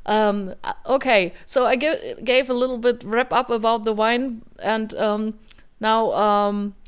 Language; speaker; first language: English; non-native, fluent; German